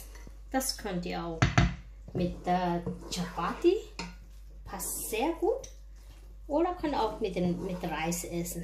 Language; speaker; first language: German; non-native, learner; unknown